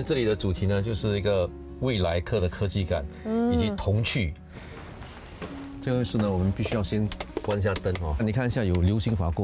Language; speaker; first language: Chinese; native; Chinese